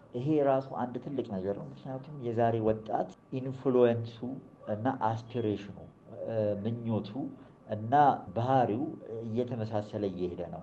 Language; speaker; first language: Amharic; early bilingual, other home language; Gujarati